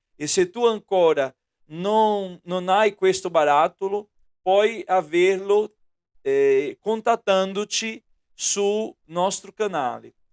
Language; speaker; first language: Italian; non-native, fluent; Portuguese